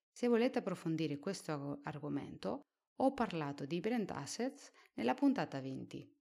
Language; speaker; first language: Italian; non-native, fluent; Spanish